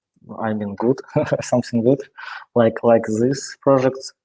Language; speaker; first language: English; non-native, learner; Russian